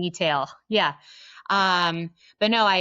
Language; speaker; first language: English; native; English